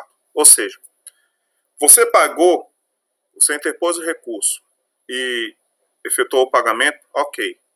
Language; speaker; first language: Portuguese; native; Portuguese